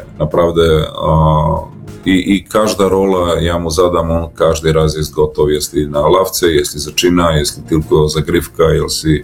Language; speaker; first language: Polish; non-native, learner; Serbian